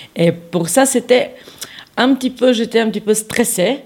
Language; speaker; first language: French; non-native, learner; Serbian